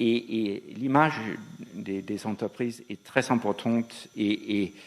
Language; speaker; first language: French; non-native, fluent; Danish